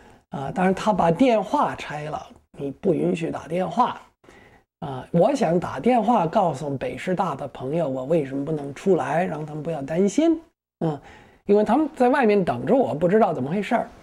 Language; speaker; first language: Chinese; non-native, fluent; English